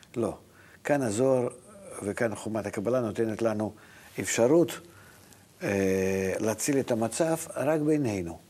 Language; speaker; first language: Hebrew; non-native, fluent; Russian